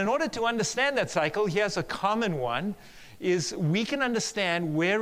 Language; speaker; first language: English; native; English